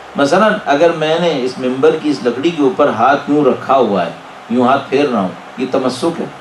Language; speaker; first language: Urdu; native; Urdu